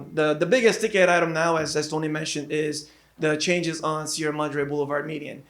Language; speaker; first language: English; native; English